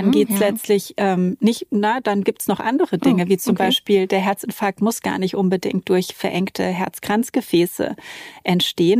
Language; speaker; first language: German; native; German